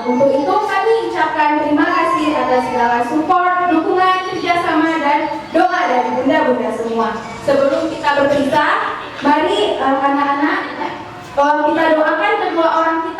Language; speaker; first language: Indonesian; native; Indonesian